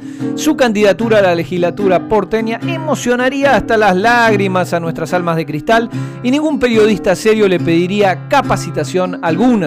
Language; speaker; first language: Spanish; native; Spanish